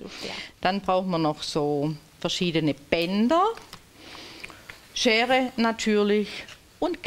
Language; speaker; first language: German; native; German